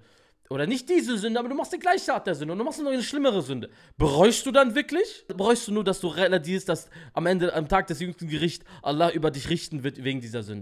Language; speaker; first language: German; native; German